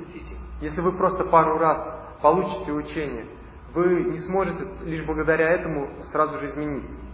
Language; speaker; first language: Russian; native; Russian